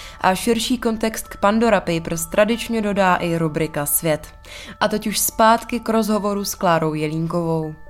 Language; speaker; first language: Czech; native; Czech